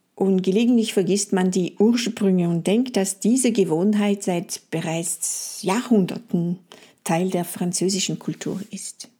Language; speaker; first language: German; non-native, fluent; French